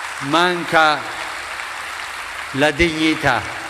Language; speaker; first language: Italian; non-native, fluent; Spanish